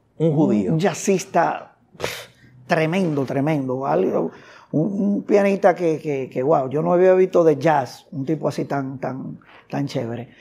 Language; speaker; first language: Spanish; native; Spanish